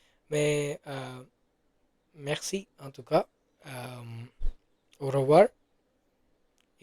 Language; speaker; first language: French; non-native, learner; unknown